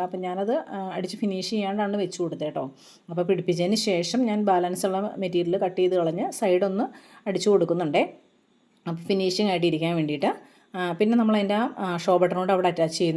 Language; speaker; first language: Malayalam; native; Malayalam